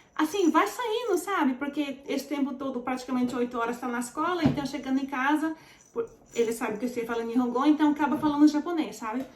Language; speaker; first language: Portuguese; early bilingual, heritage; Portuguese